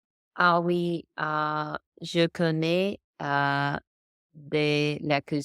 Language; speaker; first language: French; non-native, learner; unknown